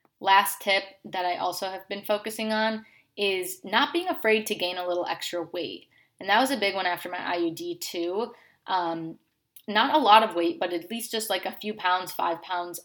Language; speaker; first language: English; native; English